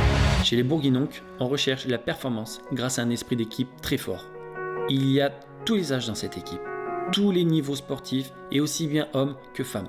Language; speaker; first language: French; native; French